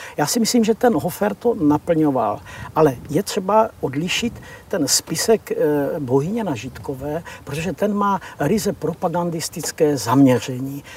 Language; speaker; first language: Czech; native; Czech